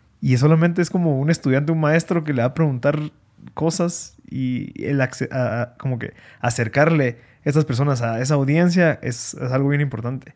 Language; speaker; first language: Spanish; native; Spanish